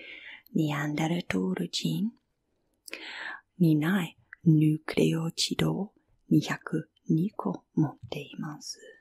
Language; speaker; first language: Japanese; non-native, fluent; English